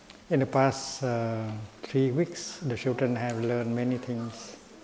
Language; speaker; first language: English; non-native, fluent; Vietnamese